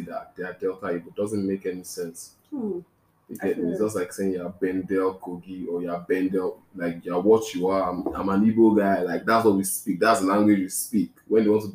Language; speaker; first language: English; non-native, local second language; Igbo